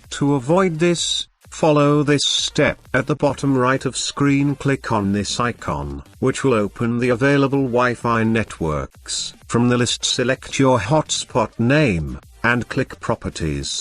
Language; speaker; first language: English; non-native, fluent; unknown